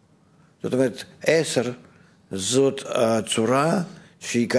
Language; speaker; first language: Hebrew; non-native, fluent; Russian